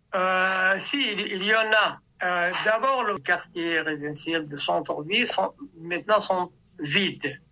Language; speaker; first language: French; non-native, fluent; Arabic